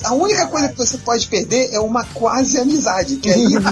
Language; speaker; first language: Portuguese; native; Portuguese